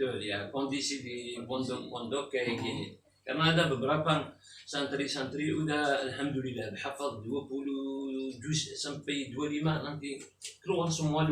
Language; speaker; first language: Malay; non-native, fluent; Arabic